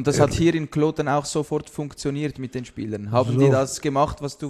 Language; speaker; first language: German; native; German